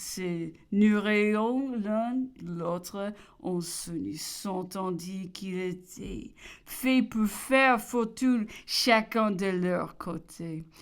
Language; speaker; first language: French; non-native, learner; English